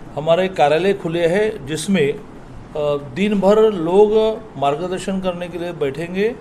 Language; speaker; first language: Hindi; non-native, local second language; Marathi